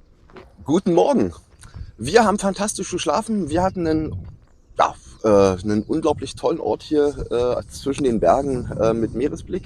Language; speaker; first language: German; native; German